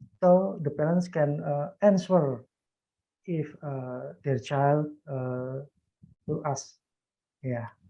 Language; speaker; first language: English; non-native, learner; Indonesian